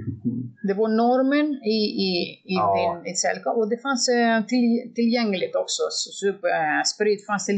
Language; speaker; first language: Swedish; non-native, fluent; Greek